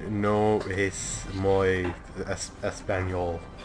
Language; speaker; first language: Spanish; non-native, learner; English